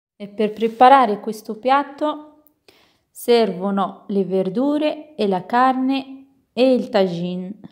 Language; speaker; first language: Italian; non-native, fluent; Arabic